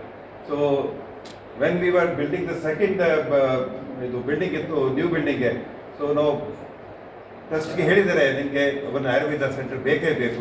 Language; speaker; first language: Kannada; non-native, local second language; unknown